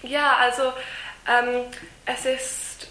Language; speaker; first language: German; non-native, fluent; English